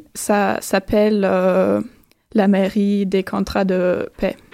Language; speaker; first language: French; non-native, fluent; German